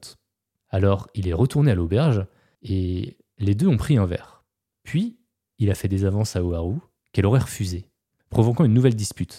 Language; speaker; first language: French; native; French